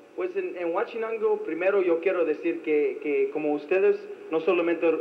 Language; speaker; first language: Spanish; non-native, fluent; English